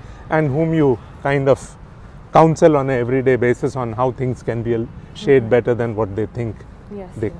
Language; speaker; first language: English; non-native, local second language; Tamil